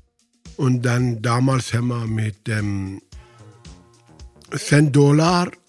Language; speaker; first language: German; non-native, fluent; Persian